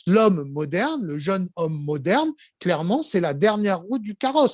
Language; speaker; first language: French; native; French